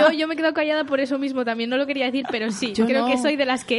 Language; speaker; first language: Spanish; native; Spanish